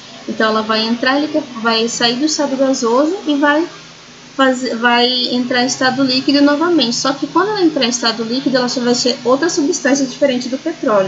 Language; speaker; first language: Portuguese; native; Portuguese